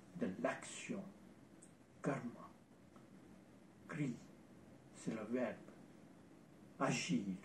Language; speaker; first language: French; non-native, fluent; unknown